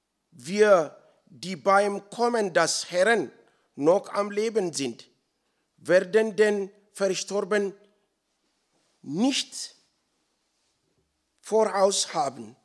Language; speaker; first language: German; non-native, learner; Oromo